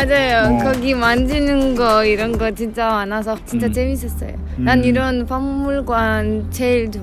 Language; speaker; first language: Korean; non-native, learner; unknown